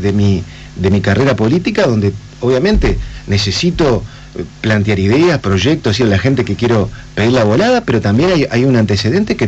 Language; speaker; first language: Spanish; native; Spanish